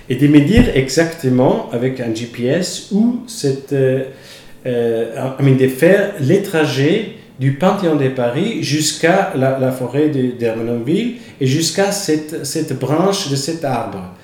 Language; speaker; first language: French; non-native, fluent; Italian